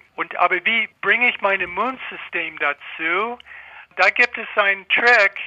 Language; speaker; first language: German; non-native, fluent; English